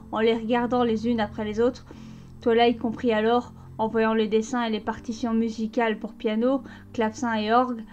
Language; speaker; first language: French; native; French